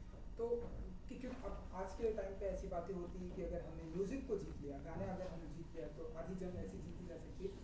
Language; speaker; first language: Hindi; native; Hindi